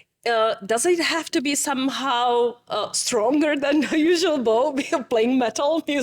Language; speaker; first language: English; non-native, fluent; Czech